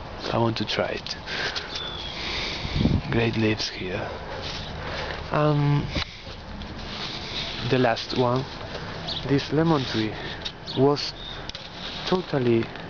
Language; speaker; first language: English; non-native, learner; Spanish